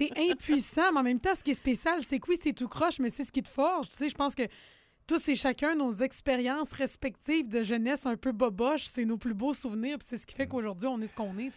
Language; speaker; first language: French; native; French